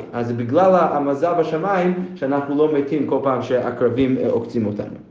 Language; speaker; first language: Hebrew; non-native, fluent; English